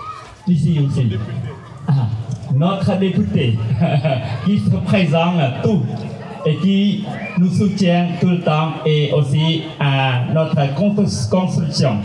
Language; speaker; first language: French; non-native, fluent; Khmer